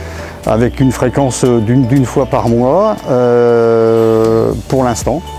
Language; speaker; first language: French; native; French